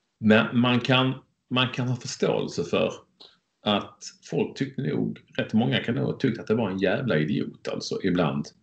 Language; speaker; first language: Swedish; native; Swedish